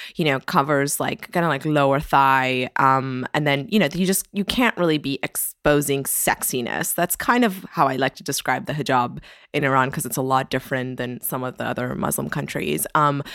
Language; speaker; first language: English; early bilingual, other home language; Persian